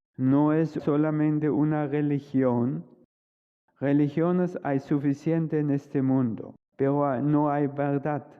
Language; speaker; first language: Spanish; non-native, fluent; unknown